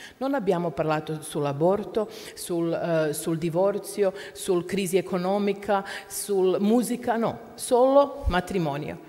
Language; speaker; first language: Italian; non-native, learner; Croatian